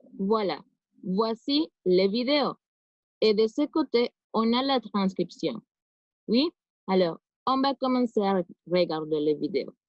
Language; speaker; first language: French; non-native, fluent; Spanish